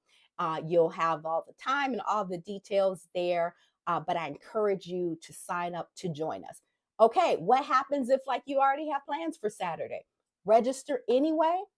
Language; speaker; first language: English; native; English